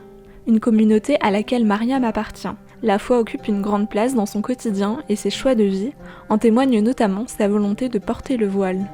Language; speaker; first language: French; native; French